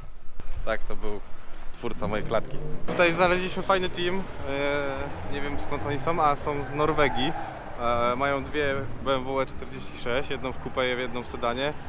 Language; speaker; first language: Polish; native; Polish